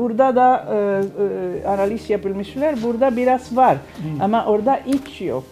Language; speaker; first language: Turkish; non-native, learner; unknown